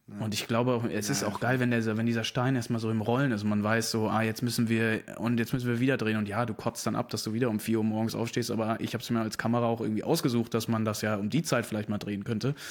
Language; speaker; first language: German; native; German